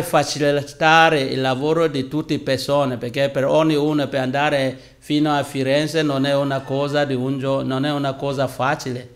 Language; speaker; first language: Italian; non-native, learner; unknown